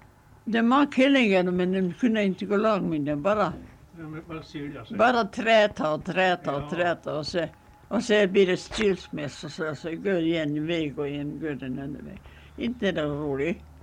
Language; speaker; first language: Swedish; early bilingual, heritage; Swedish